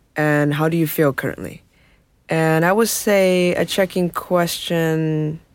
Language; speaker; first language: English; non-native, fluent; Chinese